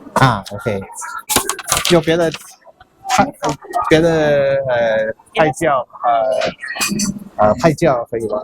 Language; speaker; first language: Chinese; non-native, learner; Thai